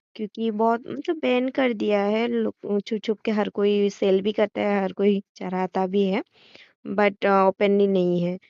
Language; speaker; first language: Hindi; non-native, local second language; Assamese